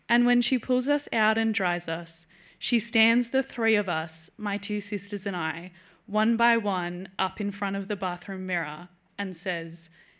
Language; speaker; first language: English; native; English